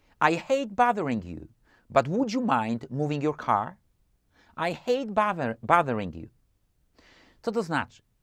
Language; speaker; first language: English; non-native, fluent; Polish